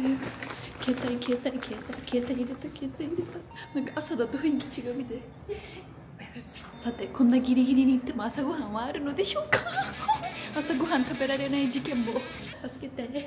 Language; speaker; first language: Japanese; native; Japanese